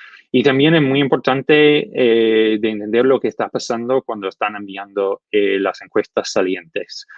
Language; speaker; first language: Spanish; non-native, fluent; English